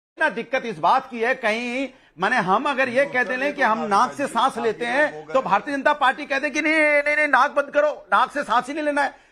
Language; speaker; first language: Hindi; native; Hindi